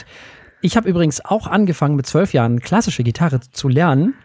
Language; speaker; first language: German; native; German